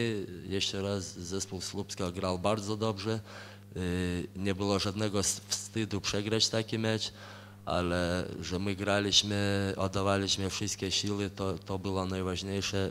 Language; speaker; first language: Polish; non-native, fluent; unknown